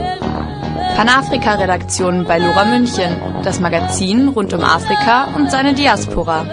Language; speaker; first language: German; native; German